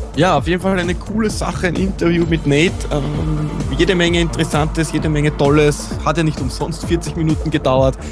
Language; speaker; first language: German; native; German